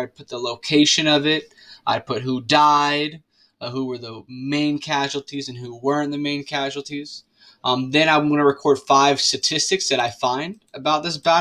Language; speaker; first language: English; native; English